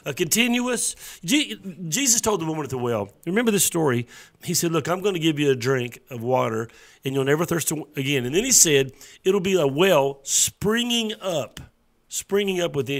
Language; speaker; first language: English; native; English